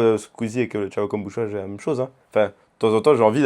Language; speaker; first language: French; native; French